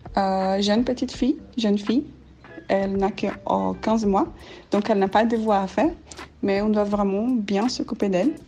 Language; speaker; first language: French; non-native, learner; Portuguese